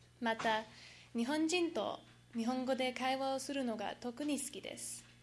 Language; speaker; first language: Japanese; non-native, learner; English